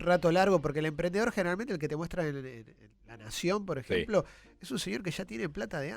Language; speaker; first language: Spanish; native; Spanish